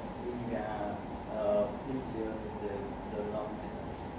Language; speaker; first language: French; non-native, learner; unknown